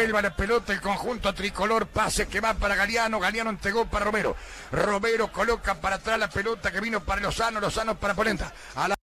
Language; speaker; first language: Spanish; native; Spanish